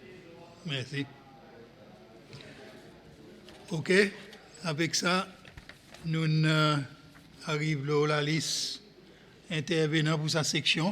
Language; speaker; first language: French; non-native, local second language; Seselwa Creole French